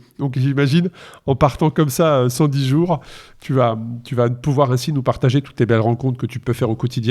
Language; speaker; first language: French; native; French